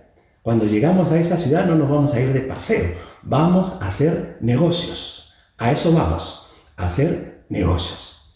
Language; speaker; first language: Spanish; native; Spanish